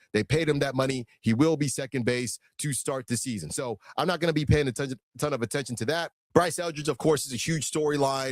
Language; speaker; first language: English; native; English